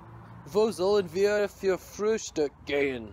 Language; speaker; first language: German; non-native, learner; English